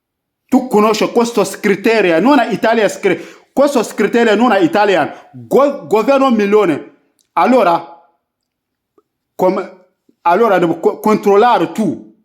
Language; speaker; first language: Italian; non-native, learner; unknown